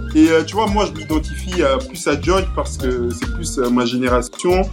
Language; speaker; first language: French; early bilingual, other home language; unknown